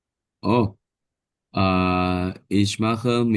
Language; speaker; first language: German; non-native, learner; Indonesian